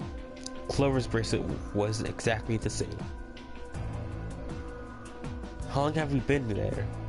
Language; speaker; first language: English; native; English